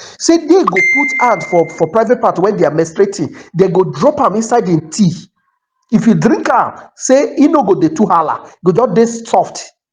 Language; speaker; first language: Nigerian Pidgin; native; Nigerian Pidgin